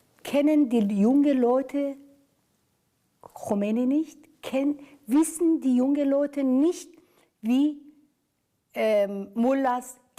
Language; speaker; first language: German; non-native, fluent; Persian